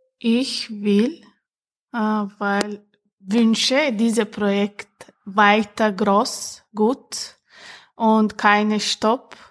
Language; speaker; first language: German; non-native, learner; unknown